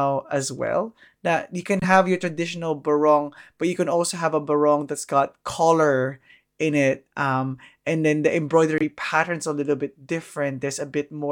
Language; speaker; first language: English; non-native, local second language; Filipino